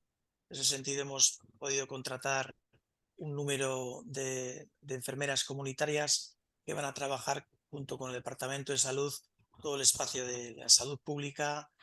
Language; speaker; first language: Spanish; native; Spanish